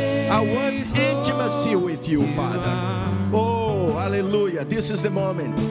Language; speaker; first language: English; non-native, learner; Portuguese